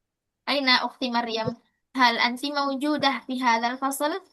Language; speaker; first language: Arabic; non-native, fluent; Indonesian